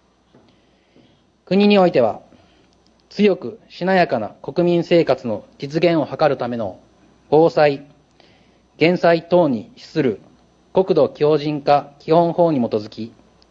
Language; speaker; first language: Japanese; native; Japanese